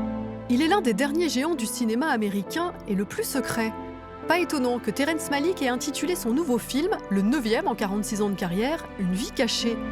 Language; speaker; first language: French; native; French